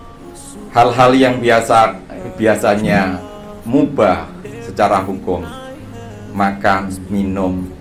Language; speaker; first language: Indonesian; native; Indonesian